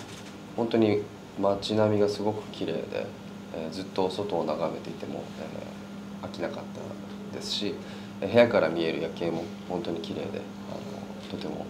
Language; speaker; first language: Japanese; native; Japanese